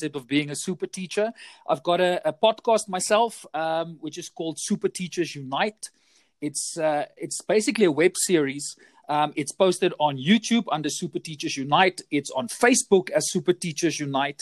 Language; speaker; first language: English; non-native, local second language; Afrikaans